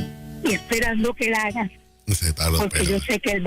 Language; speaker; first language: Spanish; native; Spanish